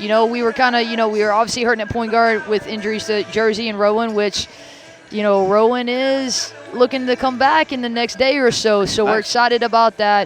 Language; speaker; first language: English; native; English